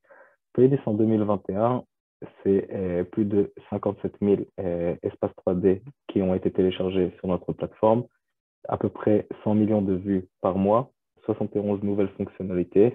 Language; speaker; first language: French; non-native, fluent; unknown